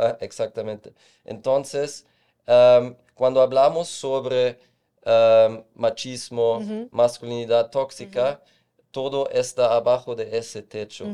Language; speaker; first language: Spanish; non-native, fluent; German